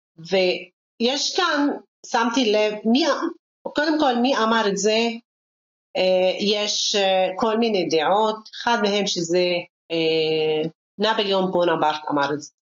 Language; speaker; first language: Hebrew; non-native, local second language; Arabic